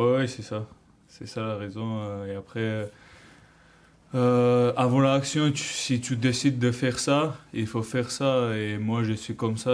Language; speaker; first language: French; non-native, learner; Georgian